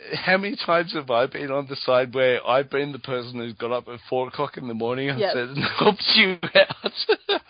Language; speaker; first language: English; native; English